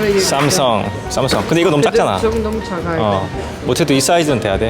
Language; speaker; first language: Korean; native; Korean